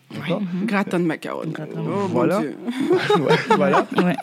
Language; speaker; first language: French; native; French